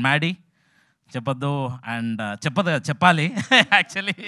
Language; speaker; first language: Telugu; native; Telugu